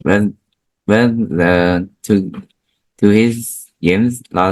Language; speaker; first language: English; non-native, learner; Vietnamese